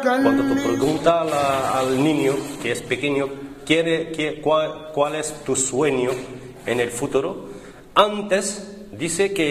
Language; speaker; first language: Spanish; non-native, learner; Arabic